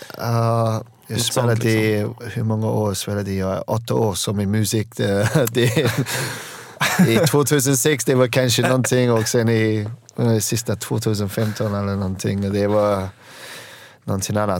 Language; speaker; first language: Swedish; non-native, learner; English